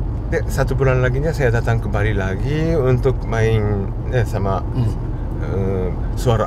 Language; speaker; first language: Indonesian; non-native, fluent; Japanese